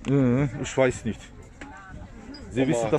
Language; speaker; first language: German; non-native, learner; Azerbaijani